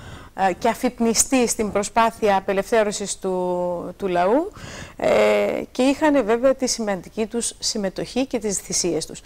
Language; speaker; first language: Greek; native; Greek